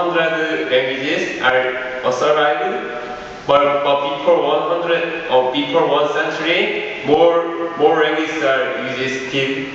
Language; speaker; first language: English; non-native, learner; Korean